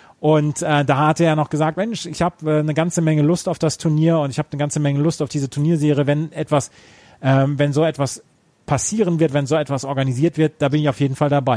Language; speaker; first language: German; native; German